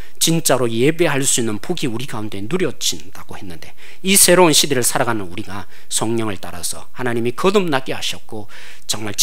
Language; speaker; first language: Korean; native; Korean